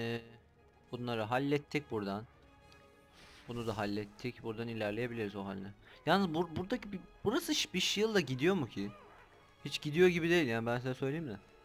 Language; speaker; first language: Turkish; native; Turkish